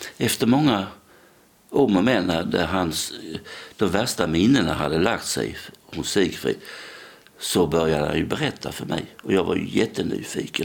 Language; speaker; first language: Swedish; native; Swedish